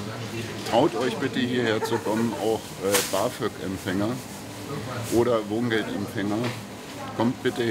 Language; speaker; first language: German; native; German